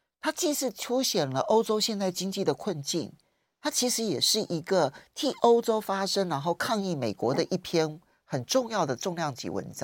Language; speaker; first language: Chinese; native; Chinese